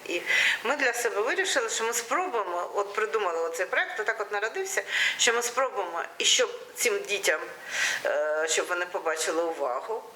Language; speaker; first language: Ukrainian; non-native, local second language; Russian